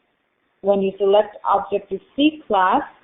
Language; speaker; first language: English; non-native, fluent; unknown